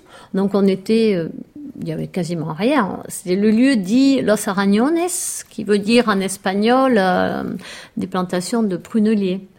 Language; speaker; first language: French; native; French